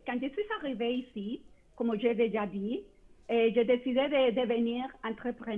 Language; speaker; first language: French; non-native, fluent; Spanish